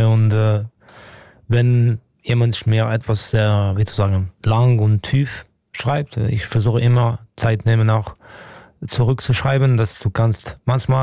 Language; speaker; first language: German; non-native, fluent; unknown